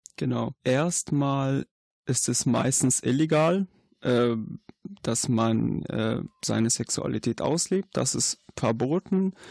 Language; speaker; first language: German; non-native, fluent; Arabic